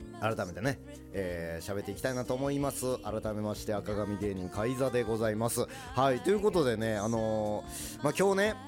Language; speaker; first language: Japanese; early bilingual, other home language; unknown